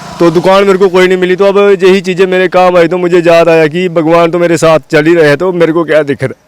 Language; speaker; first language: Hindi; non-native, local second language; Dogri